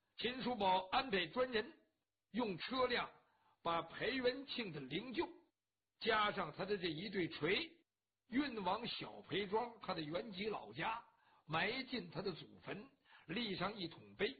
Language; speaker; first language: Chinese; native; Chinese